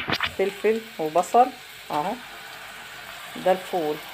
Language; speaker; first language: Arabic; native; Arabic